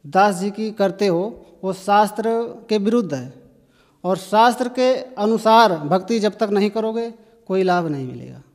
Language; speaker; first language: Hindi; native; Hindi